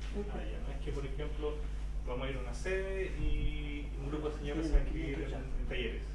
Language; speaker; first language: Spanish; native; Spanish